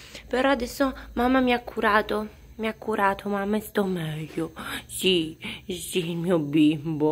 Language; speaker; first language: Italian; native; Italian